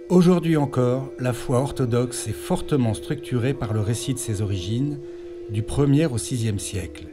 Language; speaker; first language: French; native; French